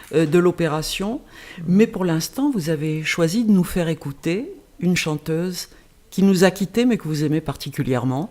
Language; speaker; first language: French; native; French